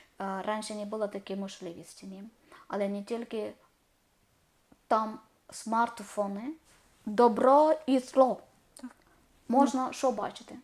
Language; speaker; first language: Ukrainian; non-native, learner; Malayalam